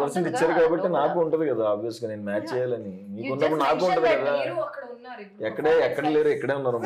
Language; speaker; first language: Telugu; native; Telugu